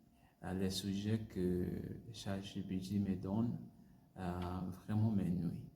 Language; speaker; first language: French; non-native, learner; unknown